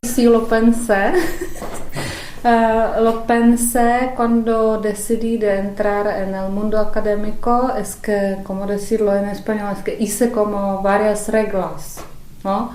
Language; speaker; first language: Spanish; non-native, fluent; Czech